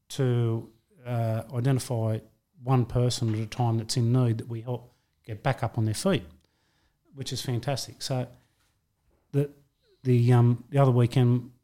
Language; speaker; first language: English; native; English